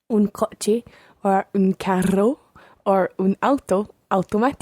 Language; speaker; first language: Spanish; non-native, learner; English